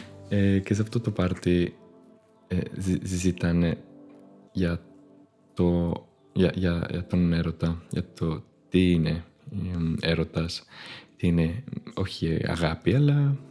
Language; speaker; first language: Greek; non-native, fluent; Spanish